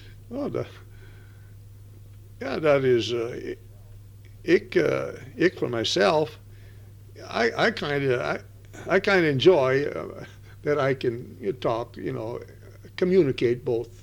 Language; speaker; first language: English; early bilingual, other home language; Dutch